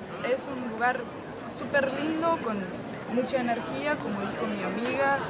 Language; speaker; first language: Spanish; non-native, fluent; Danish